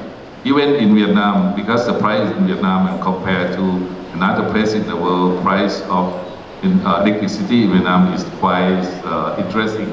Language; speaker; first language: English; non-native, learner; Thai